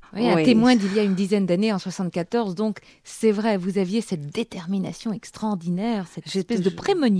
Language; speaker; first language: French; native; French